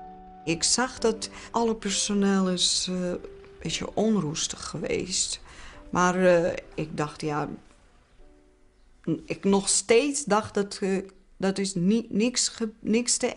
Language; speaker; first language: Dutch; non-native, learner; Azerbaijani